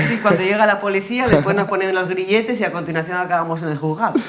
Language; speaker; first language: Spanish; native; Spanish